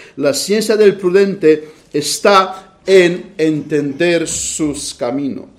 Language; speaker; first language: Spanish; non-native, fluent; Romanian